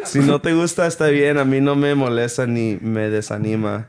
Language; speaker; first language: Spanish; early bilingual, heritage; Spanish